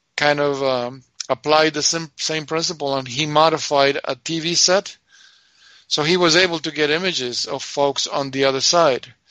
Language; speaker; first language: English; non-native, fluent; Spanish